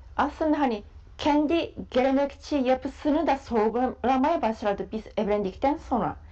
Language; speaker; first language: Turkish; non-native, fluent; Japanese